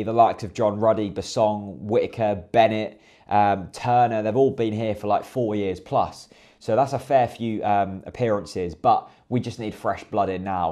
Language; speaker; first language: English; native; English